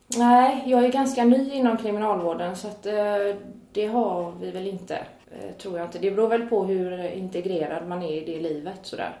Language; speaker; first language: Swedish; native; Swedish